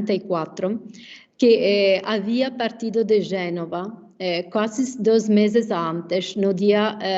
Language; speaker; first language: Portuguese; non-native, fluent; Italian